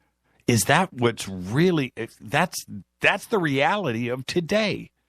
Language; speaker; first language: English; native; English